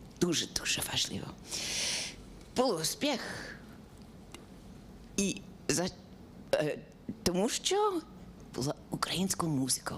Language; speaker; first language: Ukrainian; non-native, learner; English